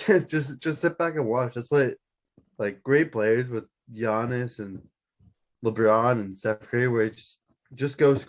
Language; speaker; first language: English; native; English